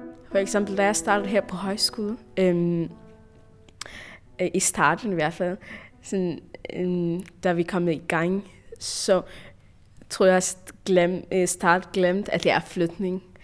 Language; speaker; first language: Danish; non-native, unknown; Tigrinya